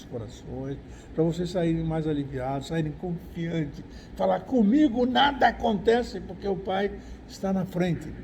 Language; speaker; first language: Portuguese; native; Portuguese